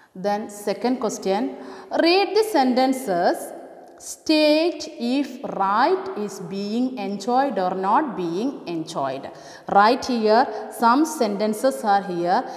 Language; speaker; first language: English; non-native, local second language; Malayalam